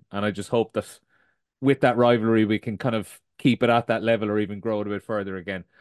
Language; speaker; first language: English; native; English